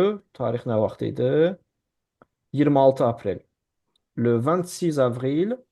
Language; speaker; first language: French; non-native, fluent; Azerbaijani